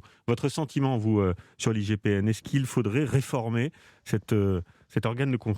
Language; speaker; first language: French; native; French